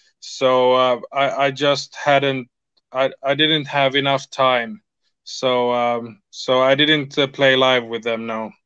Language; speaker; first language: English; non-native, fluent; Swedish